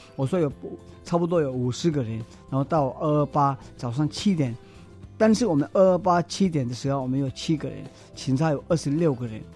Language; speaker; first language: Chinese; non-native, learner; Tibetan